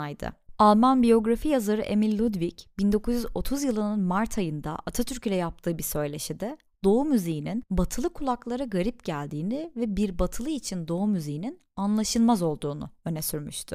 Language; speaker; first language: Turkish; native; Turkish